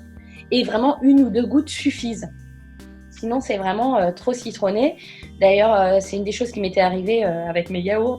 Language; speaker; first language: French; native; French